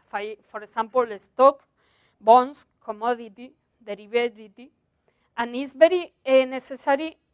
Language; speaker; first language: English; non-native, learner; Spanish